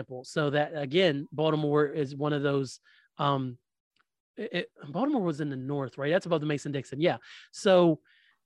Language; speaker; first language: English; native; English